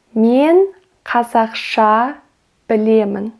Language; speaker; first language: English; non-native, fluent; Kazakh